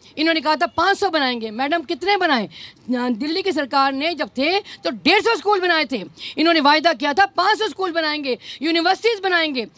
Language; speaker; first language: Hindi; native; Hindi